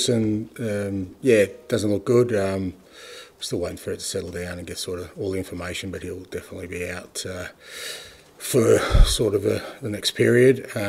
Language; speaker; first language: English; native; English